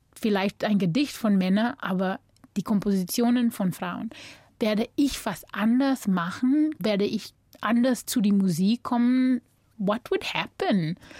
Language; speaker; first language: German; non-native, fluent; English